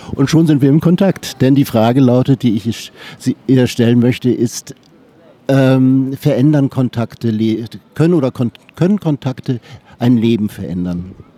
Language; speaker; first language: German; native; German